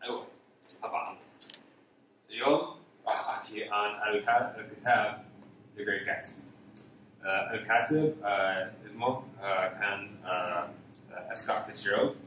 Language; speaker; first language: Arabic; non-native, learner; English